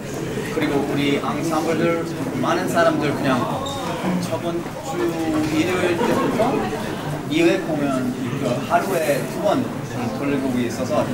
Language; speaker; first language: Korean; early bilingual, heritage; English